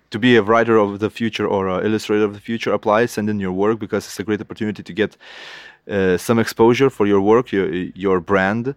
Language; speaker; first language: English; non-native, fluent; Lithuanian